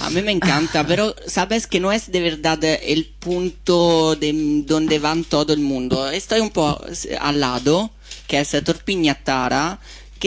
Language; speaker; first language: Spanish; non-native, fluent; Italian